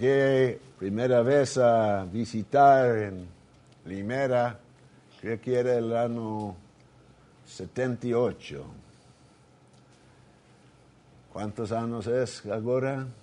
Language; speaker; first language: Spanish; non-native, fluent; English